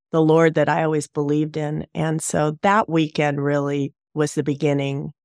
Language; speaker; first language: English; native; English